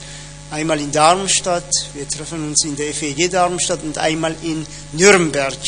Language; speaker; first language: German; non-native, fluent; Persian